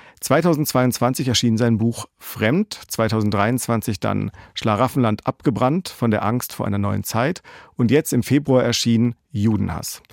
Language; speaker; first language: German; native; German